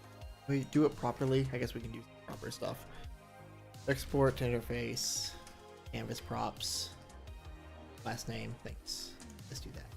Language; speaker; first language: English; native; English